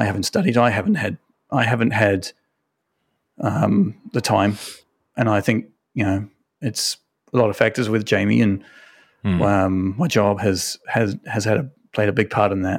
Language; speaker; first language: English; native; English